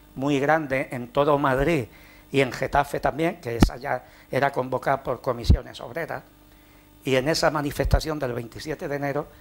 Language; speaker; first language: Spanish; native; Spanish